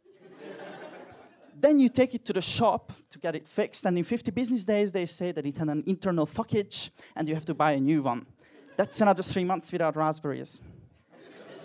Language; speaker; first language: English; non-native, fluent; Hungarian